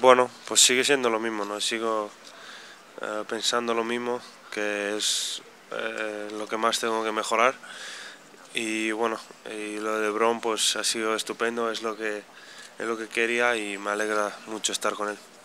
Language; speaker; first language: Spanish; non-native, fluent; Slovenian